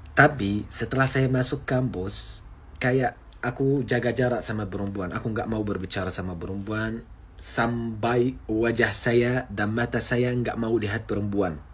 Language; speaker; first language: Indonesian; non-native, fluent; Arabic